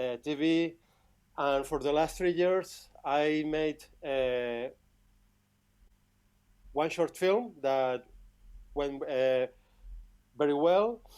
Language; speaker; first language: English; non-native, fluent; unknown